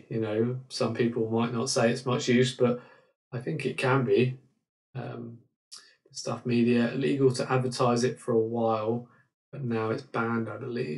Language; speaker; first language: English; native; English